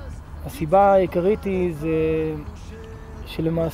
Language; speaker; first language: Hebrew; native; Hebrew